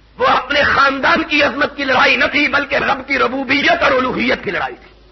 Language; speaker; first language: Urdu; non-native, local second language; Punjabi